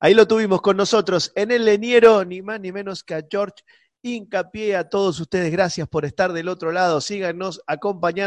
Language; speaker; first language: Spanish; native; Spanish